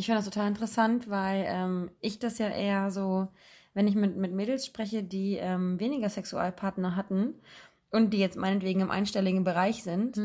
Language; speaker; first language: German; native; German